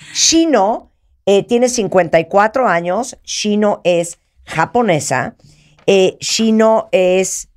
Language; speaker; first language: Spanish; native; Spanish